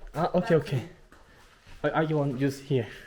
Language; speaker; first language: English; non-native, learner; Korean